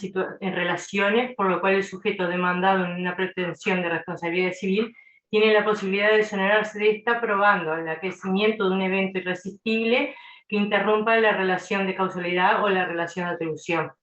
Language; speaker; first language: Spanish; native; Spanish